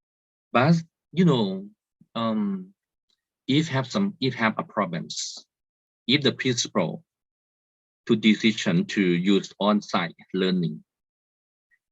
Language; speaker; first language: English; non-native, learner; Thai